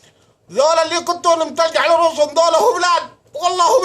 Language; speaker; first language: Arabic; native; Arabic